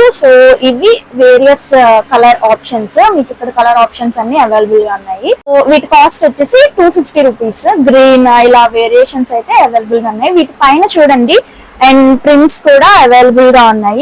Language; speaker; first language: Telugu; native; Telugu